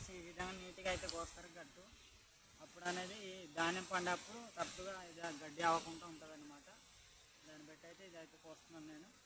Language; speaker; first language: Telugu; non-native, local second language; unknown